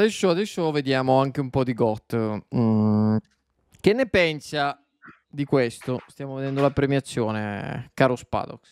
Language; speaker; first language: Italian; native; Italian